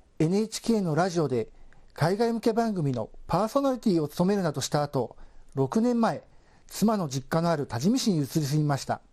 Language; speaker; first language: Japanese; native; Japanese